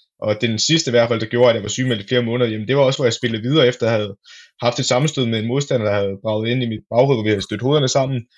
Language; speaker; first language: Danish; native; Danish